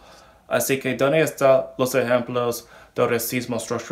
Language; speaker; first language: Spanish; non-native, learner; English